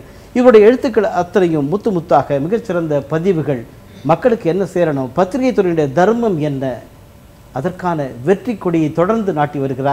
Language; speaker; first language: Tamil; native; Tamil